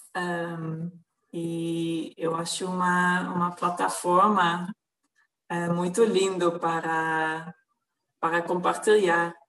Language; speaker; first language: Portuguese; non-native, fluent; Dutch